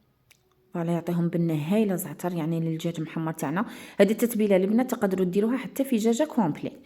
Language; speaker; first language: Arabic; native; Arabic